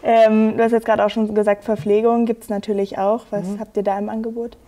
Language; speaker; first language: German; native; German